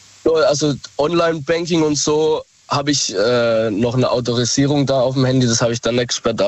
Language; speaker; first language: German; native; German